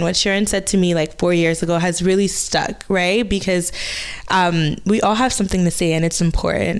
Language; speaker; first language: English; non-native, fluent; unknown